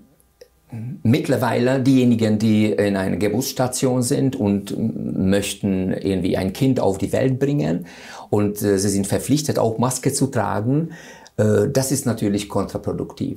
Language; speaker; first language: German; non-native, fluent; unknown